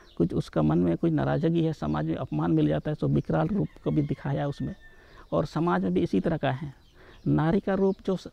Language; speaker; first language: Hindi; non-native, local second language; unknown